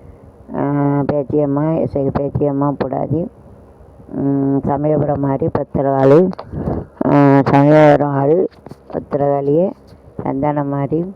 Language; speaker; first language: Tamil; native; Tamil